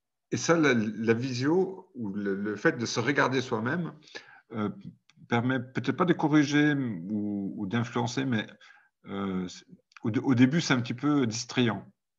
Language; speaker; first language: French; non-native, fluent; German